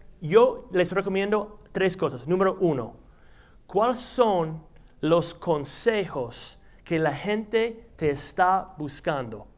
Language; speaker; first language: Spanish; non-native, fluent; English